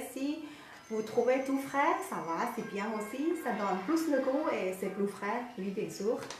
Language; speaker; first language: French; non-native, learner; Thai